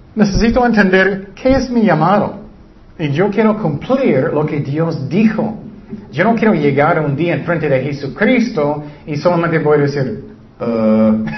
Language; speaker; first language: Spanish; non-native, learner; English